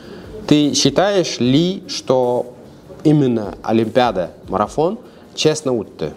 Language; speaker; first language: Russian; non-native, fluent; Uzbek